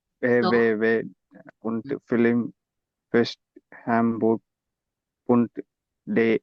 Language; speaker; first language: German; non-native, learner; Tamil